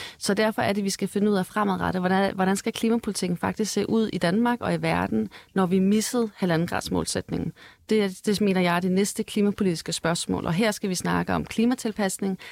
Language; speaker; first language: Danish; native; Danish